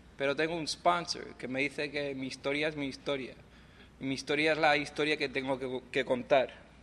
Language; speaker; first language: Spanish; non-native, local second language; English